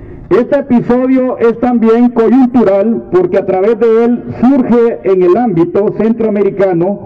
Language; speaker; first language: Spanish; native; Spanish